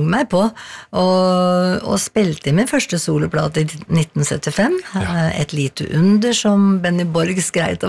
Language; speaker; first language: Norwegian; native; Norwegian